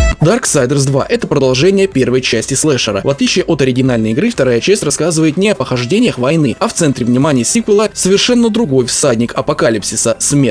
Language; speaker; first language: Russian; native; Russian